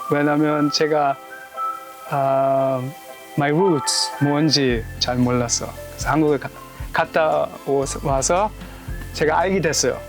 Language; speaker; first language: Korean; early bilingual, heritage; Korean